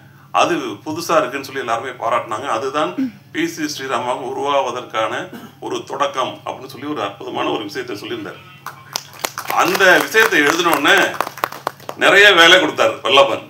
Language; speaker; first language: Tamil; native; Tamil